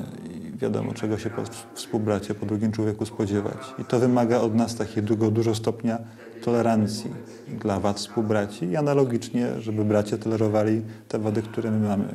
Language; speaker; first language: Polish; native; Polish